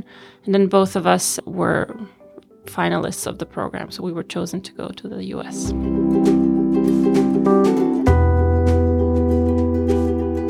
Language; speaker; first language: English; non-native, fluent; Bosnian